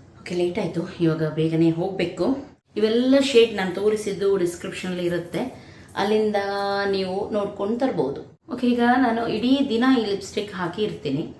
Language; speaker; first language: Kannada; native; Kannada